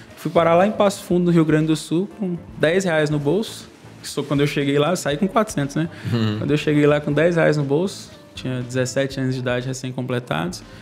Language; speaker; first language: Portuguese; native; Portuguese